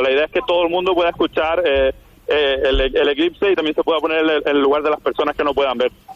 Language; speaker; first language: Spanish; non-native, local second language; Catalan